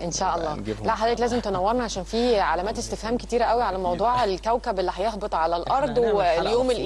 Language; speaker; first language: Arabic; native; Arabic